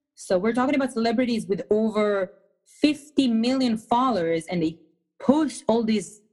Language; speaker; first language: English; non-native, fluent; Hebrew